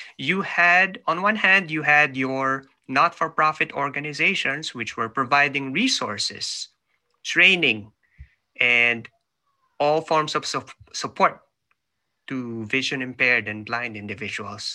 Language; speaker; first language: English; non-native, local second language; Filipino